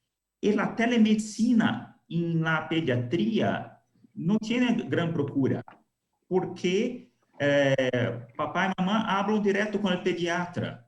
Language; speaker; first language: Spanish; non-native, learner; Portuguese